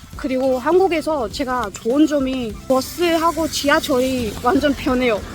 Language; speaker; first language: Korean; non-native, fluent; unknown